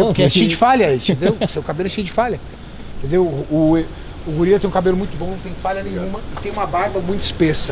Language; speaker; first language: Portuguese; native; Portuguese